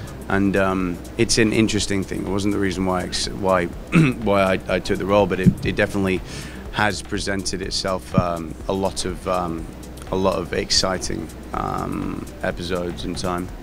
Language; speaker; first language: English; native; English